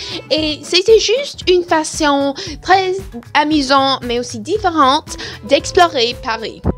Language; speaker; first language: French; non-native, learner; English